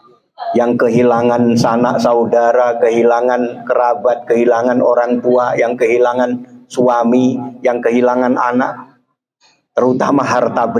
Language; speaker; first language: Indonesian; native; Indonesian